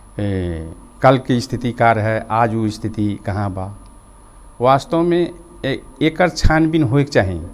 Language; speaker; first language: Bhojpuri; non-native, local second language; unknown